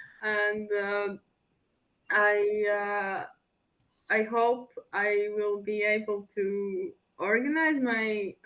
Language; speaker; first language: English; non-native, fluent; Latvian